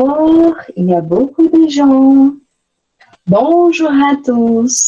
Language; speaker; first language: French; non-native, fluent; Portuguese